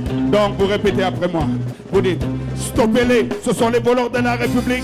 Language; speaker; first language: French; non-native, local second language; Wolof